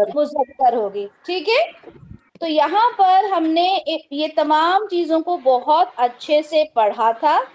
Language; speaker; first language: Urdu; native; Urdu